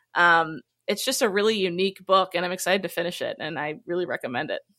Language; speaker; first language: English; native; English